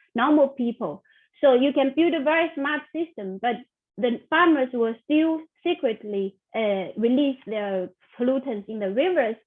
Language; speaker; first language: English; non-native, fluent; Chinese